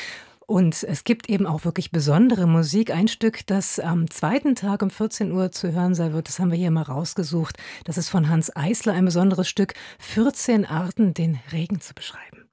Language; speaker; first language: German; native; German